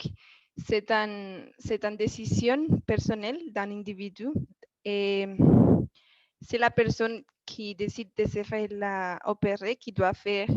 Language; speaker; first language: French; non-native, learner; Spanish